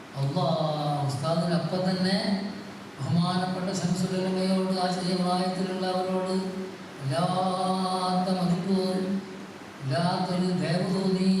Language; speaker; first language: Malayalam; native; Malayalam